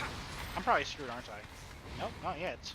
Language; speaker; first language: English; native; English